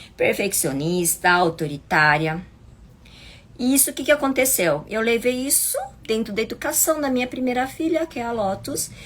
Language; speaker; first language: Portuguese; early bilingual, other home language; Chinese